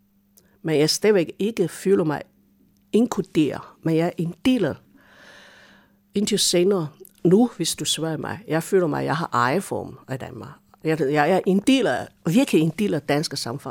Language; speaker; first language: Danish; non-native, fluent; Chinese